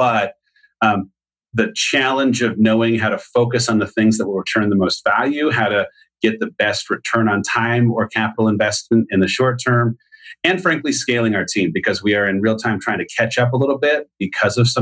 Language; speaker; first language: English; native; English